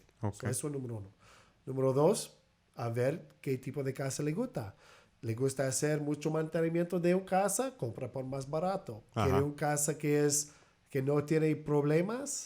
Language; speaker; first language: Spanish; early bilingual, heritage; Spanish